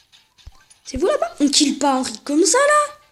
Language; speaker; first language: French; native; French